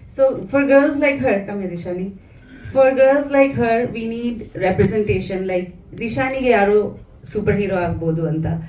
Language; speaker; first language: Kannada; non-native, fluent; Bangla